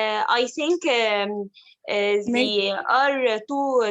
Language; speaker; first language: English; non-native, learner; Arabic